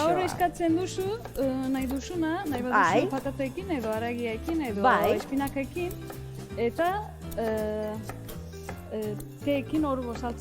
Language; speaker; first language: Basque; non-native, learner; Turkish